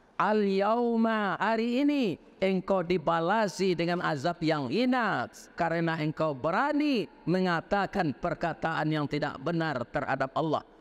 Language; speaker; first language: Indonesian; non-native, local second language; Minangkabau